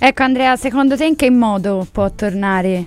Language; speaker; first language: Italian; native; Italian